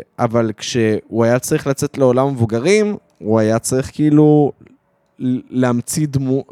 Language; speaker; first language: Hebrew; early bilingual, other home language; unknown